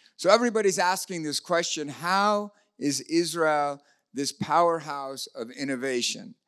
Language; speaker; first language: English; native; English